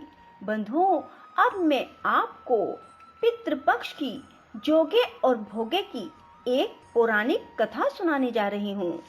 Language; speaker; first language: Hindi; native; Hindi